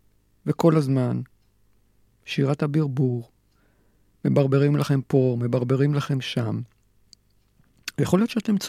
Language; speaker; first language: Hebrew; native; Hebrew